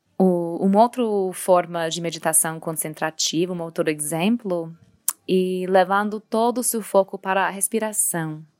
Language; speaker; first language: Portuguese; non-native, fluent; English